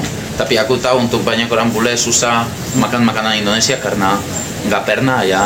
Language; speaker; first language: Indonesian; non-native, fluent; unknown